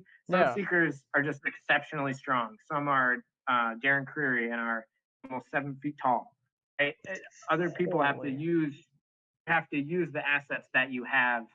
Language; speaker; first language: English; native; English